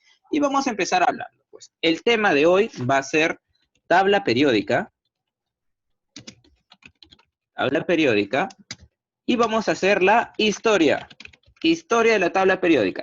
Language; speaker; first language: Spanish; native; Spanish